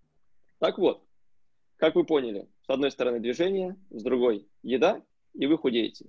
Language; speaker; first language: Russian; native; Russian